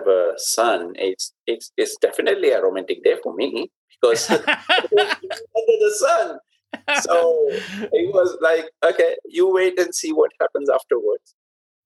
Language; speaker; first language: English; non-native, local second language; Urdu